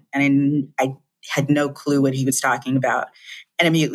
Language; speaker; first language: English; native; English